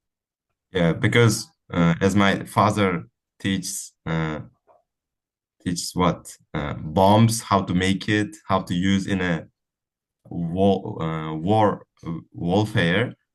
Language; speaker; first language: English; non-native, fluent; Uzbek